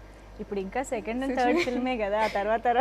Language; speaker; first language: Telugu; native; Telugu